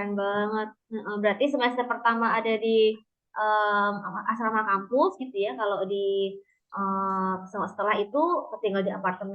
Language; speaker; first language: Indonesian; native; Indonesian